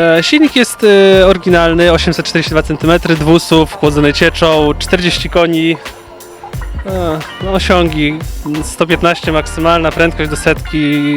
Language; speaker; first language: Polish; native; Polish